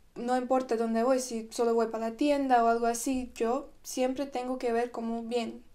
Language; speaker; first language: Spanish; non-native, fluent; Russian